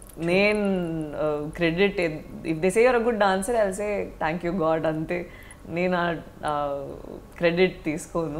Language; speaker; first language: Telugu; non-native, learner; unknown